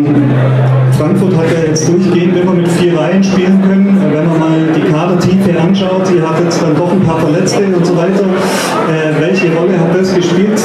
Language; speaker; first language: German; native; German